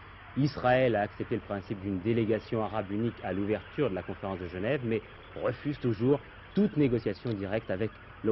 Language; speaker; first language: French; native; French